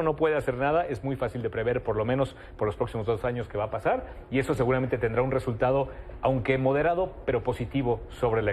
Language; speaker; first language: Spanish; native; Spanish